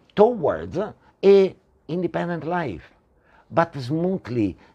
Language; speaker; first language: English; non-native, fluent; Italian